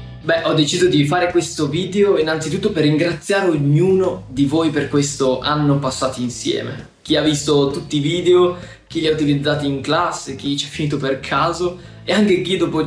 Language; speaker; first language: Italian; native; Italian